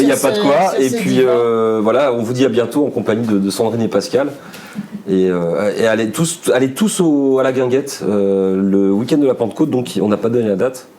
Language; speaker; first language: French; native; French